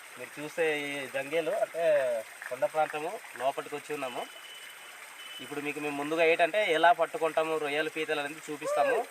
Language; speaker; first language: Telugu; non-native, local second language; Odia